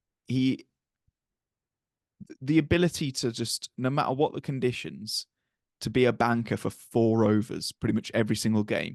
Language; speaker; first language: English; native; English